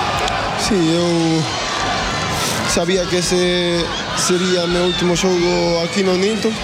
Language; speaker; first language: Portuguese; non-native, fluent; Spanish